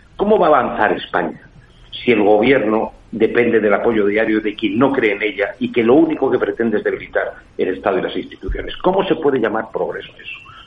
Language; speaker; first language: Spanish; native; Spanish